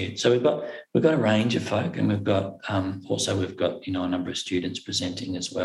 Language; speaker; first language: English; native; English